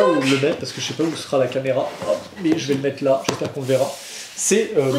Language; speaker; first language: French; native; French